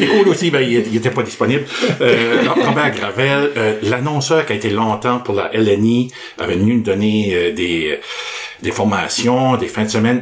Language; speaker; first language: French; native; French